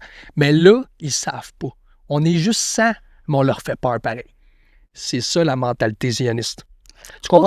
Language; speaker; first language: French; native; French